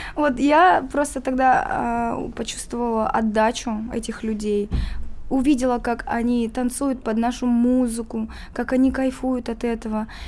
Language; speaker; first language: Russian; non-native, local second language; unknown